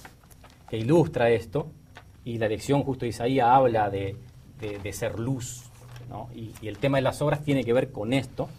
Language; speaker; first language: Spanish; native; Spanish